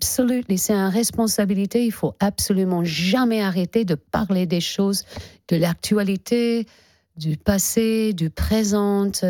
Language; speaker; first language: French; non-native, fluent; English